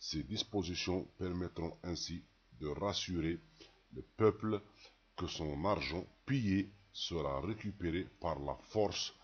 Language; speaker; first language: French; non-native, local second language; Arabic